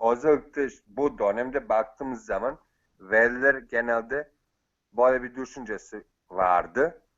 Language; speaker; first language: Turkish; non-native, fluent; Bosnian